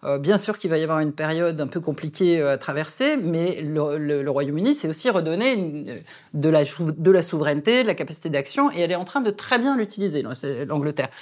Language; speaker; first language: French; native; French